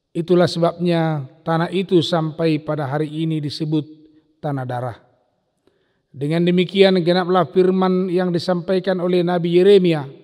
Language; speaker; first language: Indonesian; non-native, local second language; Batak Toba